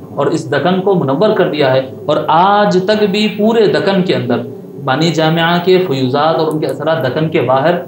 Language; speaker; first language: Urdu; native; Urdu